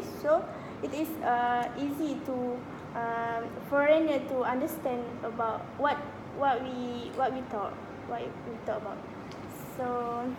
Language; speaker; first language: English; non-native, local second language; Malay